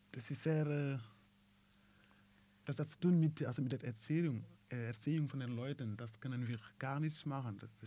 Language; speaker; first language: German; non-native, learner; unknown